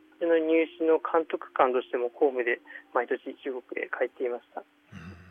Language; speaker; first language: Japanese; early bilingual, other home language; Chinese